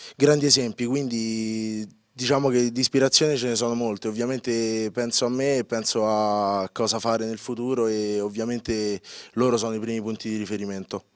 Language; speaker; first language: Italian; native; Italian